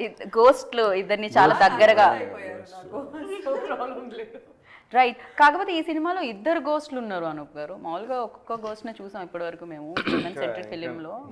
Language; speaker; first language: Telugu; native; Telugu